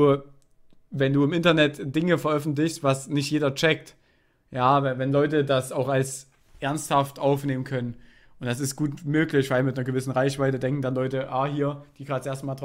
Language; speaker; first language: German; native; German